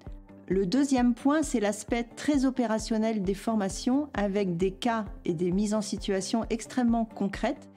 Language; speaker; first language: French; native; French